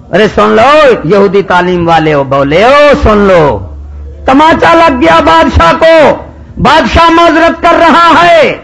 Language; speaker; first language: Urdu; non-native, local second language; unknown